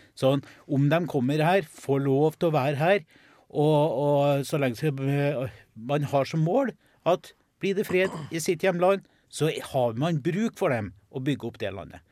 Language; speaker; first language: Norwegian; native; Norwegian